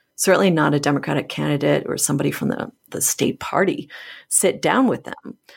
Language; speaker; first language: English; native; English